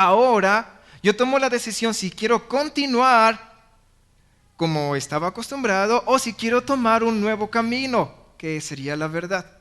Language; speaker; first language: Spanish; native; Spanish